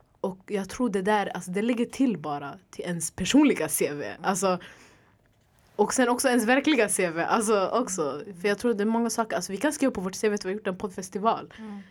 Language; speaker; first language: Swedish; early bilingual, other home language; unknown